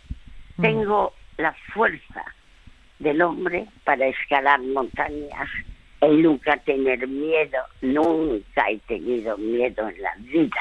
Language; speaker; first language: Spanish; early bilingual, other home language; French